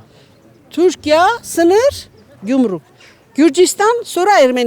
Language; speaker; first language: Turkish; non-native, learner; Armenian